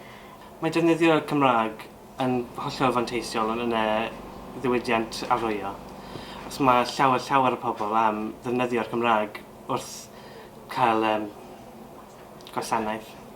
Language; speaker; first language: Welsh; non-native, local second language; English